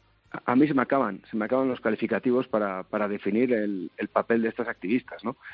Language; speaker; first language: Spanish; native; Spanish